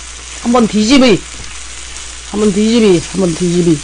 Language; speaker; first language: Korean; native; Korean